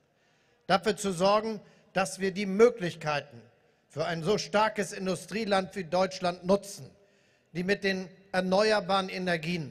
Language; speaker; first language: German; native; German